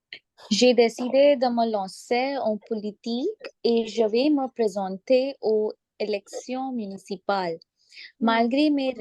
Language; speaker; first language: French; non-native, learner; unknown